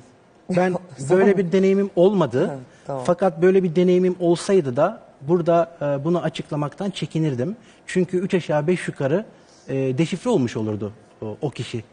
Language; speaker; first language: Turkish; native; Turkish